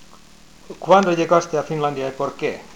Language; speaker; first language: Spanish; non-native, fluent; Finnish